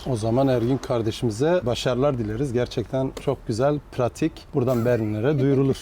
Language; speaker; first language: Turkish; early bilingual, other home language; Zaza